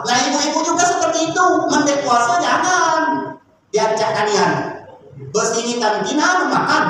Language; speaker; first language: Malay; native; Malay